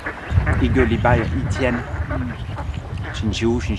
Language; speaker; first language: Chinese; non-native, learner; French